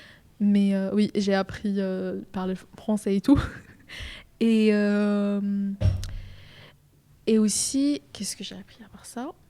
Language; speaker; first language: French; non-native, fluent; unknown